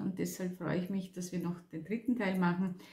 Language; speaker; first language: German; native; German